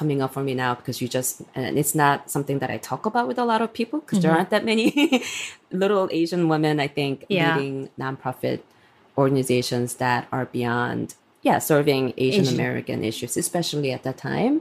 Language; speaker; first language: English; non-native, fluent; Korean